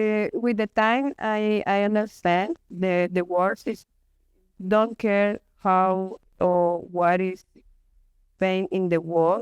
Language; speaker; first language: English; non-native, learner; Spanish